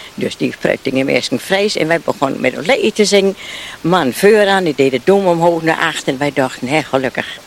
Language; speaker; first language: Dutch; native; Dutch